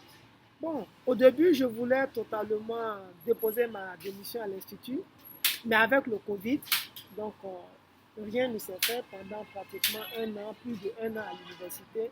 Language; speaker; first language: French; non-native, fluent; Yoruba